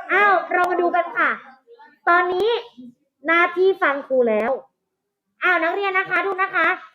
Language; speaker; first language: Thai; native; Thai